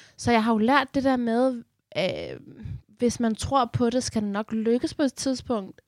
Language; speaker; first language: Danish; early bilingual, other home language; Persian